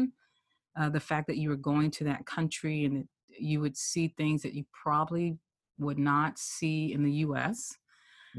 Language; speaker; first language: English; native; English